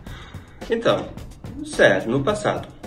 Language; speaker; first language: Portuguese; non-native, fluent; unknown